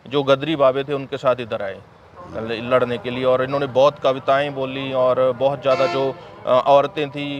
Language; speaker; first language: Hindi; native; Hindi